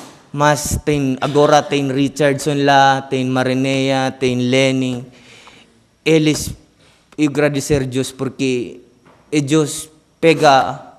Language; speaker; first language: Portuguese; non-native, learner; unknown